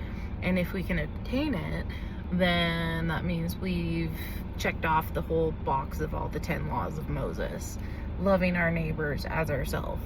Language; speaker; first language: English; native; English